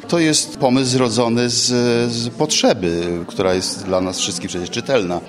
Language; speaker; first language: Polish; native; Polish